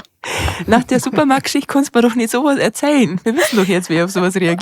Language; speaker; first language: German; native; German